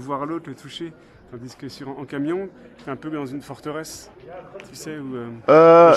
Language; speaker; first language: French; native; French